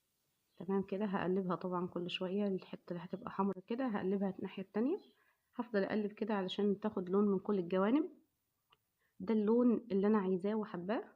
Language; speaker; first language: Arabic; native; Arabic